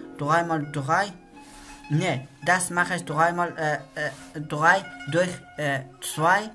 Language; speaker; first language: German; non-native, learner; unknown